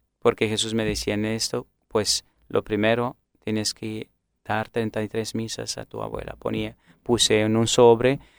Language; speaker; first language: Spanish; non-native, fluent; Romanian